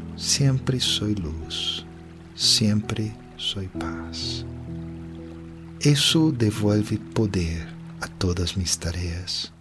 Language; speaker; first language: Spanish; non-native, fluent; Portuguese